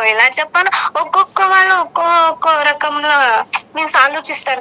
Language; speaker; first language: Telugu; non-native, learner; Kannada